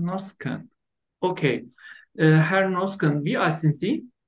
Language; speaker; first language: German; non-native, learner; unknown